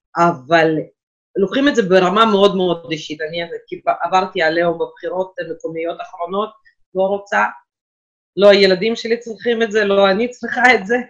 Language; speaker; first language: Hebrew; non-native, fluent; Russian